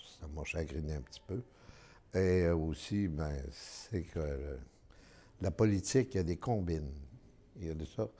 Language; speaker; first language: French; native; French